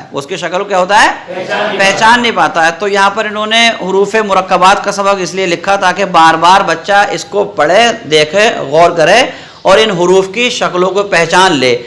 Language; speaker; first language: Urdu; native; Urdu